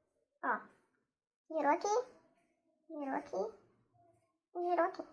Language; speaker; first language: Portuguese; native; Portuguese